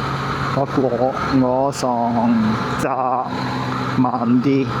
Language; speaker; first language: Chinese; non-native, learner; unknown